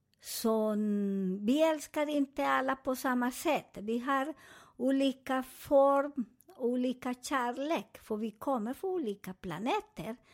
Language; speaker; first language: Swedish; non-native, fluent; Spanish